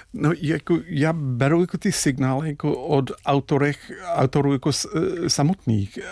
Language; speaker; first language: Czech; non-native, fluent; English